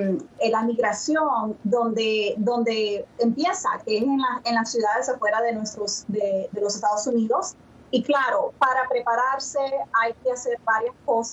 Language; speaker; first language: Spanish; early bilingual, other home language; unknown